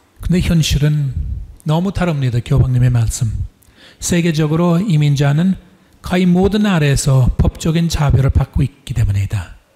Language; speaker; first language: Korean; non-native, fluent; English